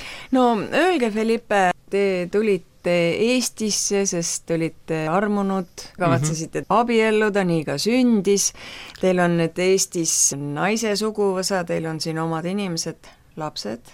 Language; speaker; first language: Estonian; native; Estonian